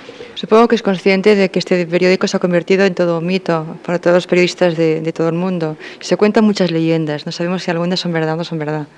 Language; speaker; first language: Spanish; native; Spanish